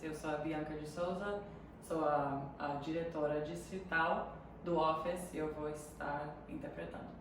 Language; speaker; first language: Portuguese; early bilingual, heritage; Portuguese